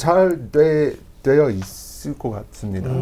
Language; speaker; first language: Korean; non-native, learner; English